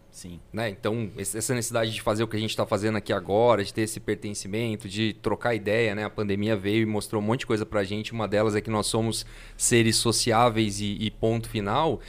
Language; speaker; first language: Portuguese; native; Portuguese